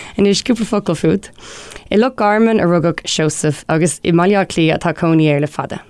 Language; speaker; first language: Irish; non-native, local second language; English